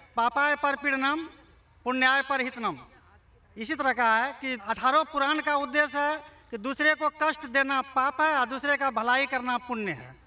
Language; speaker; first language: Hindi; native; Hindi